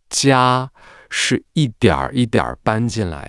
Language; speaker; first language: Chinese; non-native, fluent; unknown